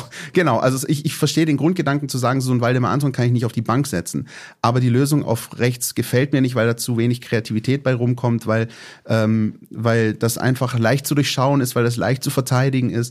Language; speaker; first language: German; native; German